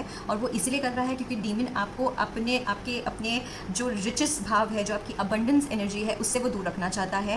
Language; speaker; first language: Hindi; native; Hindi